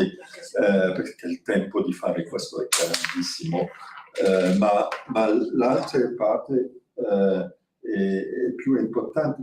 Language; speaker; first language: Italian; non-native, fluent; French